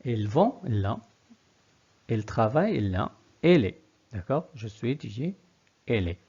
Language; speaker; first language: French; non-native, local second language; Arabic